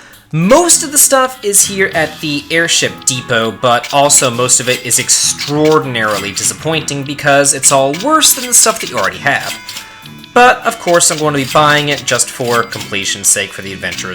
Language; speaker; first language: English; native; English